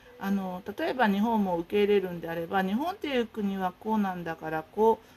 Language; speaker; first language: Japanese; native; Japanese